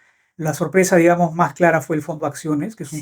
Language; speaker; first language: Spanish; native; Spanish